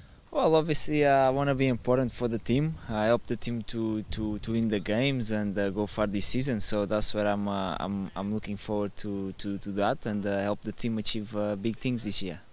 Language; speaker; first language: English; non-native, fluent; Portuguese